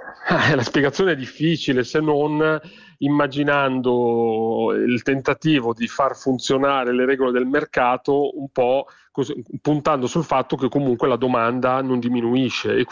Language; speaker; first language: Italian; native; Italian